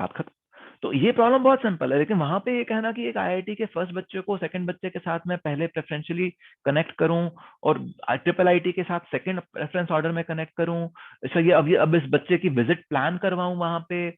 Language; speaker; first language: Hindi; native; Hindi